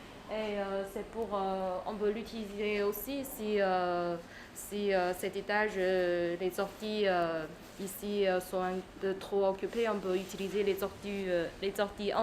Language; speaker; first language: French; non-native, fluent; Chinese